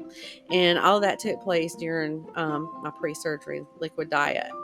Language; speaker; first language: English; native; English